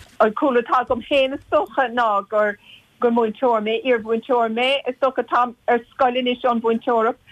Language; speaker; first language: Irish; non-native, local second language; English